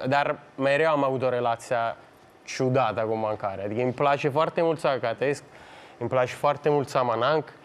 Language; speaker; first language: Romanian; non-native, fluent; Italian